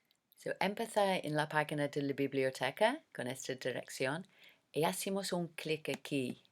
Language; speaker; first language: Spanish; non-native, learner; English